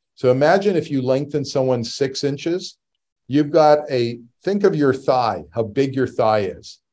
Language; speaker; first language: English; native; English